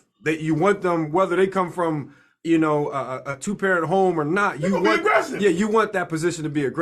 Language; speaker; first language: English; native; English